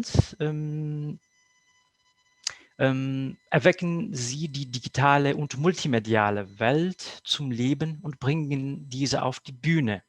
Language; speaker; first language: German; non-native, fluent; Kurdish